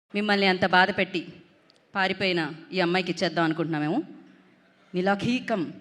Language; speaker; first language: Telugu; native; Telugu